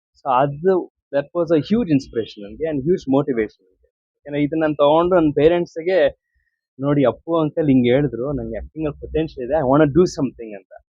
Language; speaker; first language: Kannada; early bilingual, heritage; Kannada